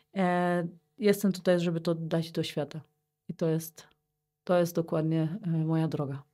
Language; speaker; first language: Polish; early bilingual, heritage; Polish